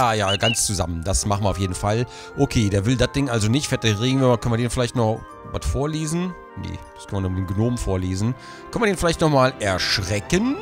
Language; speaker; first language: German; native; German